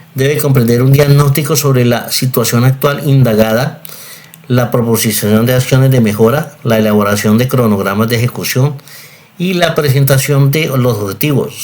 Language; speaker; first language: Spanish; native; Spanish